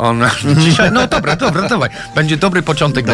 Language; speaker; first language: Polish; non-native, learner; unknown